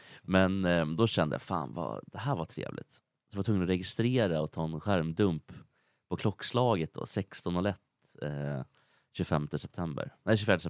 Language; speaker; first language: Swedish; native; Swedish